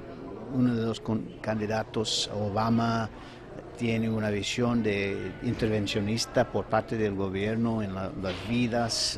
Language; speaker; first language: Spanish; non-native, fluent; English